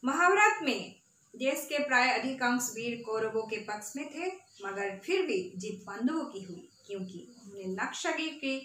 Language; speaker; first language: Hindi; non-native, local second language; Assamese